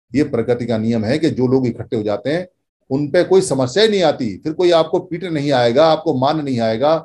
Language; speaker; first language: Hindi; native; Hindi